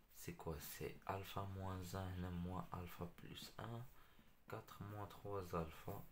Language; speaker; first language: French; non-native, local second language; Arabic